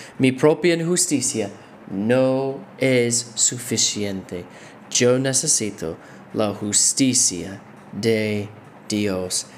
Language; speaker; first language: Spanish; non-native, fluent; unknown